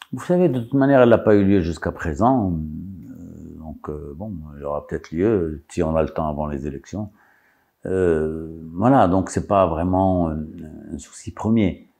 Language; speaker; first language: French; non-native, local second language; Arabic